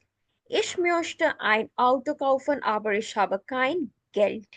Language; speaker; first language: German; non-native, fluent; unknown